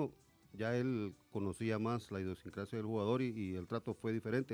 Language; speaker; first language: Spanish; native; Spanish